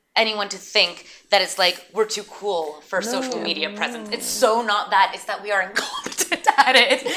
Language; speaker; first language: English; native; English